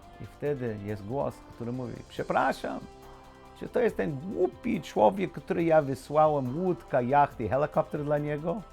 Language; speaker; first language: Polish; non-native, learner; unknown